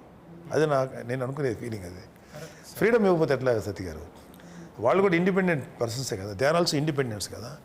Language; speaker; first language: Telugu; native; Telugu